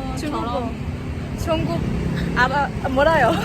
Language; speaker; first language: Korean; non-native, learner; Thai